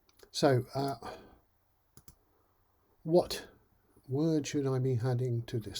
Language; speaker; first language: English; native; English